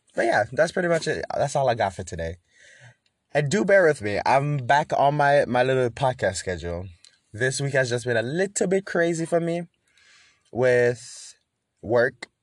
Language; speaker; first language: English; native; English